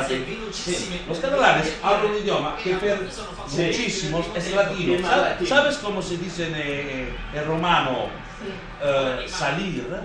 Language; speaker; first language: Spanish; non-native, learner; Italian